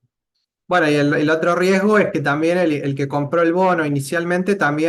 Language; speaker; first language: Spanish; native; Spanish